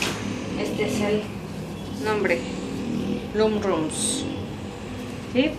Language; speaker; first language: Spanish; native; Spanish